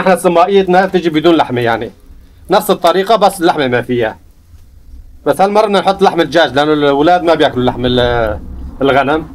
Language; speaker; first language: Arabic; non-native, local second language; Kurdish